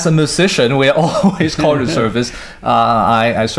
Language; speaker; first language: English; non-native, local second language; Cantonese